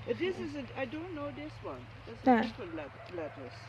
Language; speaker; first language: English; non-native, learner; Thai